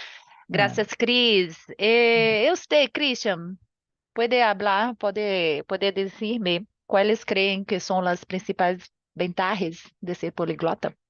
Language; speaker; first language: Spanish; non-native, learner; Portuguese